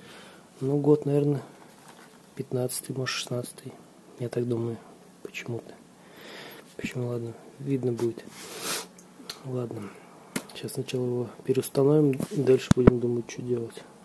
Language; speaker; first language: Russian; native; Russian